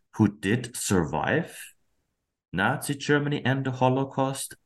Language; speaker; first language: English; non-native, fluent; German